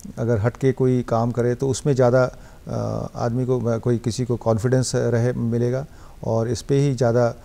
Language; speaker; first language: Hindi; non-native, local second language; Bangla